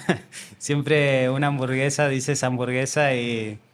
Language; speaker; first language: Spanish; native; Spanish